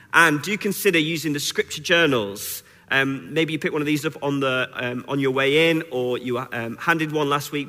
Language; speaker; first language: English; native; English